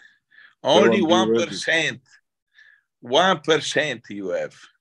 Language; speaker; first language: English; non-native, learner; Italian